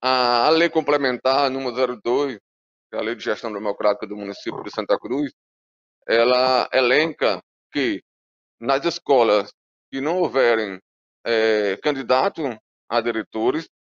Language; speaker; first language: Portuguese; native; Portuguese